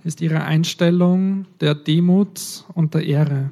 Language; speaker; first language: German; native; German